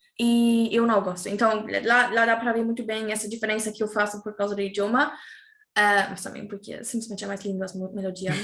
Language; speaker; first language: Portuguese; non-native, fluent; German